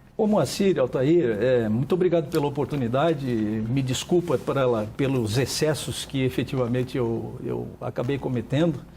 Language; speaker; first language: Portuguese; native; Portuguese